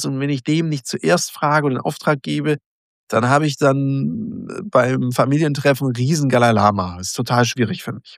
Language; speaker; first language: German; native; German